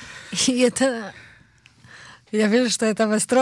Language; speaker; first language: Russian; early bilingual, heritage; Hebrew